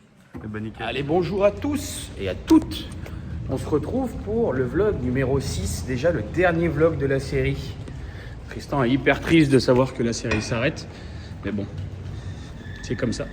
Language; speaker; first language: French; native; French